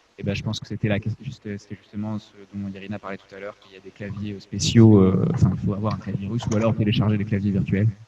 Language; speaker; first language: French; native; French